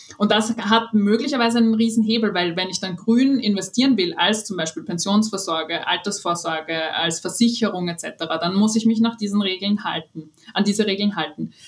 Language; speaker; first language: German; native; German